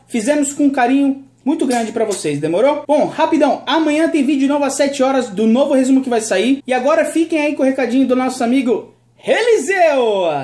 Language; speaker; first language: Portuguese; native; Portuguese